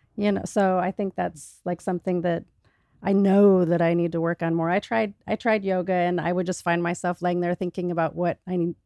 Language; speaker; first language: English; native; English